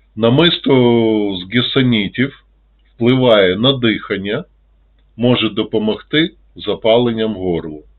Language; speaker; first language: Ukrainian; non-native, local second language; Russian